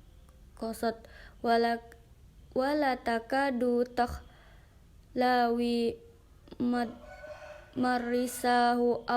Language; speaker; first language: Arabic; non-native, learner; Indonesian